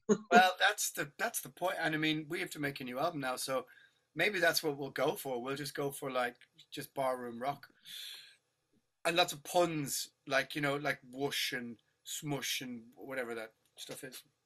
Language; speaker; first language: English; native; English